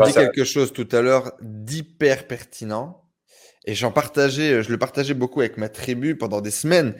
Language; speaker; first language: French; native; French